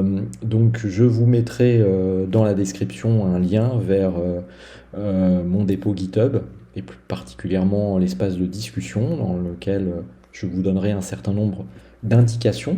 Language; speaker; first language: French; native; French